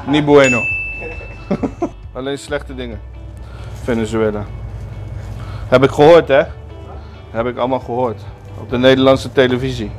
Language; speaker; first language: Dutch; non-native, learner; Spanish